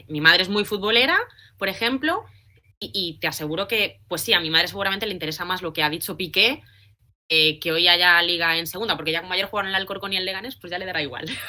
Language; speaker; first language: Spanish; native; Spanish